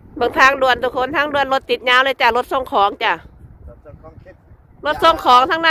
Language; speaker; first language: Thai; non-native, local second language; Lao